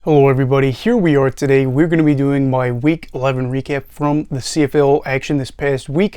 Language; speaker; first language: English; native; English